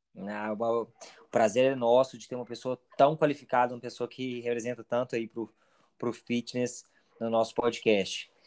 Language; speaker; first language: Portuguese; native; Portuguese